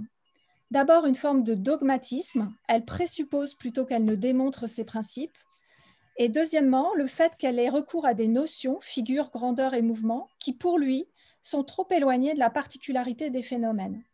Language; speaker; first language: French; native; French